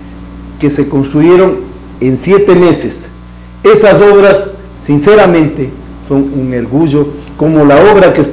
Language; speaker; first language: Spanish; native; Spanish